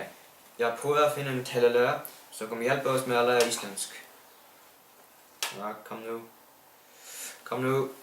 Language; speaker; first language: Danish; non-native, learner; Icelandic